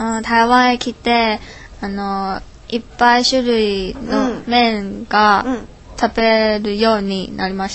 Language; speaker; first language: Japanese; non-native, learner; Chinese